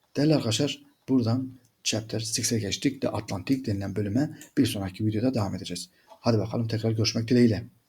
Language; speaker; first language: Turkish; native; Turkish